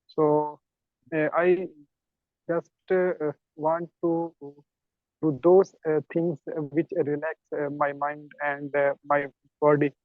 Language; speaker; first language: English; non-native, learner; Urdu